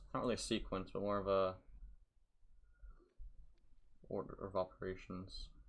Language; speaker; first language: English; native; English